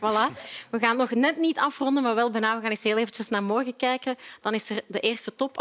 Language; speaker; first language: Dutch; native; Dutch